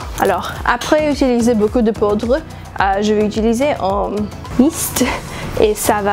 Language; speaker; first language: French; non-native, learner; English